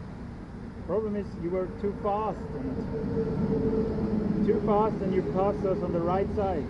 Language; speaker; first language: English; non-native, fluent; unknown